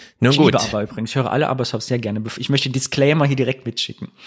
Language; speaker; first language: German; native; German